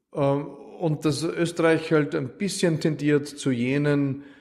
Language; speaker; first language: German; native; German